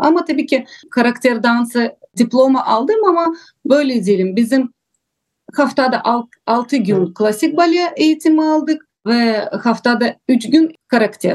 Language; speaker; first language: Turkish; non-native, learner; Russian